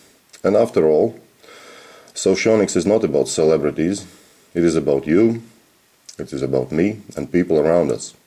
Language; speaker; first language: English; non-native, fluent; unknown